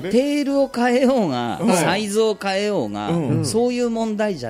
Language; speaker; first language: Japanese; native; Japanese